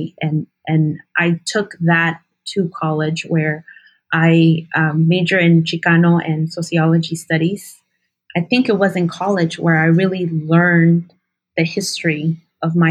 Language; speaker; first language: English; early bilingual, other home language; Spanish